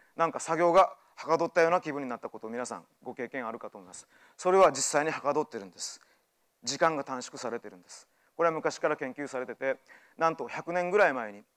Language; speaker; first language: Japanese; native; Japanese